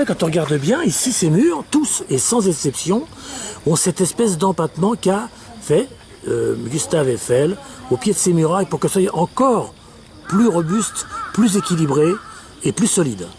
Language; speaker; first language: French; native; French